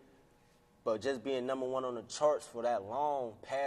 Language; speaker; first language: English; native; English